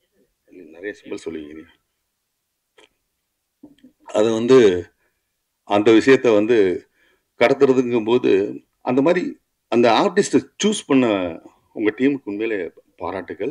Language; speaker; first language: Tamil; native; Tamil